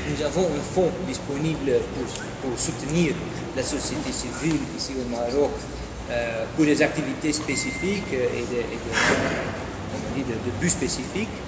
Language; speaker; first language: French; non-native, fluent; Dutch